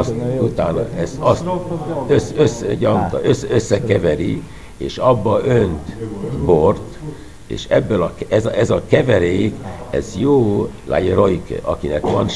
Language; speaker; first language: Hungarian; non-native, fluent; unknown